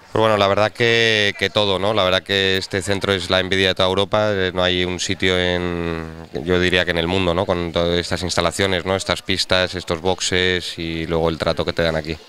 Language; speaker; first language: Spanish; native; Spanish